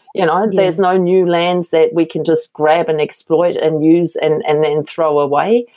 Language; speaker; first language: English; non-native, fluent; German